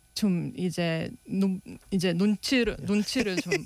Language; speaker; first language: Korean; non-native, fluent; Estonian